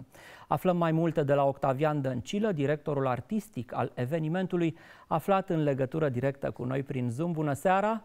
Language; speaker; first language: Romanian; native; Romanian